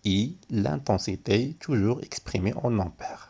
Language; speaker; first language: French; non-native, local second language; Arabic